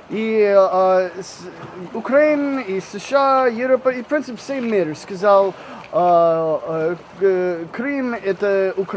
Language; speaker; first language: Russian; non-native, learner; English